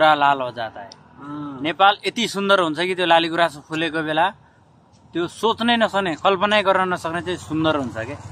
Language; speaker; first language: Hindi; non-native, learner; Nepali